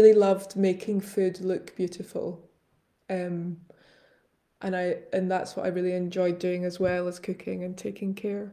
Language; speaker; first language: English; native; English